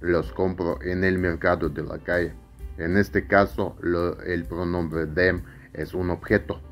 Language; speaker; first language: Spanish; non-native, fluent; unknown